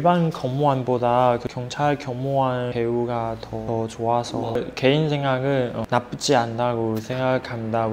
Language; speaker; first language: Korean; non-native, fluent; Chinese